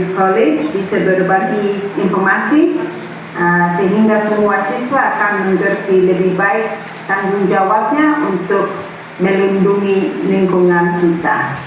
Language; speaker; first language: Indonesian; non-native, fluent; English